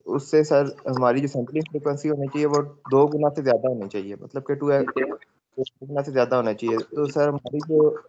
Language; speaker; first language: Urdu; non-native, local second language; Punjabi